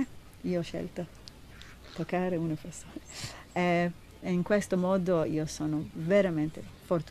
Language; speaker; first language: Italian; non-native, learner; Hebrew